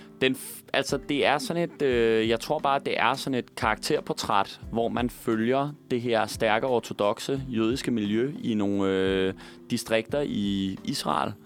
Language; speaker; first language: Danish; native; Danish